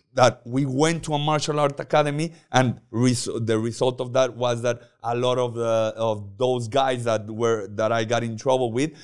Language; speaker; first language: English; non-native, learner; Spanish